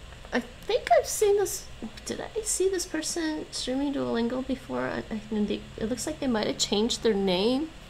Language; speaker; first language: English; native; English